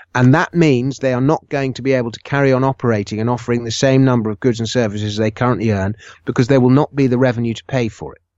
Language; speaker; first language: English; native; English